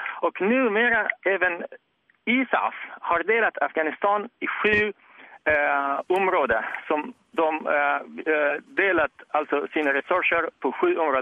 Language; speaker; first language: Swedish; non-native, fluent; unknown